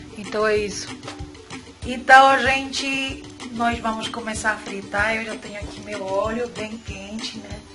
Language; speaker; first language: Portuguese; non-native, fluent; Spanish